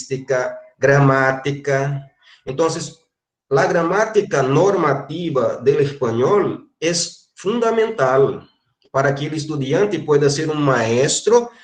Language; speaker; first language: Spanish; non-native, fluent; Portuguese